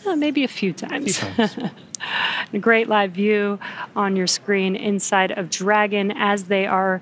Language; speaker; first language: English; native; English